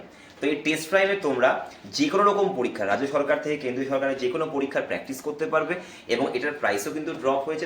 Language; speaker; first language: Bangla; native; Bangla